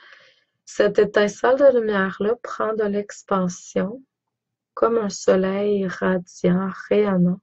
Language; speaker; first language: French; native; French